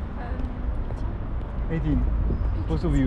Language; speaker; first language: English; non-native, learner; Korean